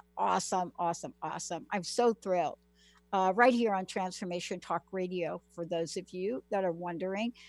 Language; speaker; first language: English; native; English